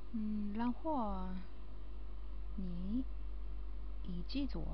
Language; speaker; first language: Chinese; non-native, learner; Japanese